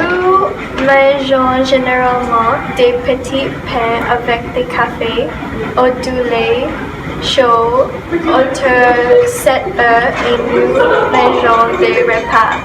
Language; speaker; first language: French; non-native, learner; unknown